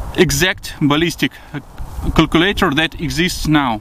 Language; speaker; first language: English; non-native, fluent; Russian